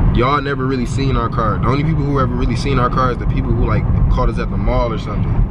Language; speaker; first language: English; native; English